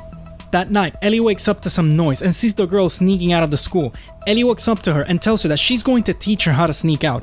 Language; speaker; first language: English; native; English